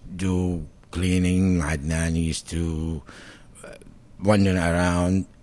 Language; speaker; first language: English; non-native, fluent; Arabic